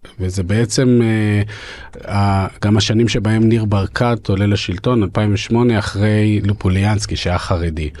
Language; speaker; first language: Hebrew; early bilingual, other home language; Russian